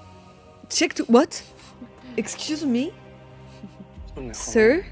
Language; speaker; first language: English; non-native, fluent; French